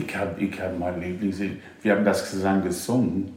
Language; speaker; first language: German; non-native, fluent; English